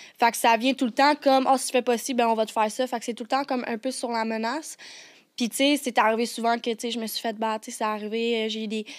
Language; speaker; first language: French; native; French